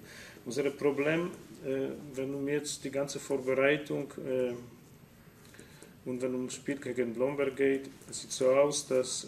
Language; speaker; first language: German; non-native, fluent; Polish